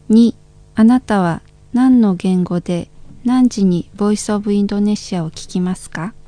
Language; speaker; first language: Japanese; non-native, fluent; Indonesian